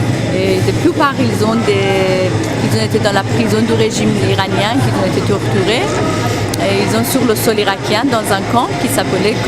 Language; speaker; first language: French; non-native, fluent; Persian